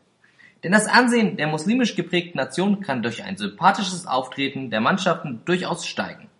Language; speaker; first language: German; native; German